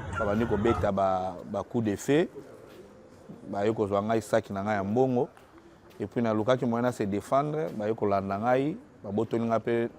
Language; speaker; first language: Lingala; native; Lingala